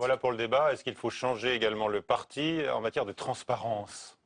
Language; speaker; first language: French; native; French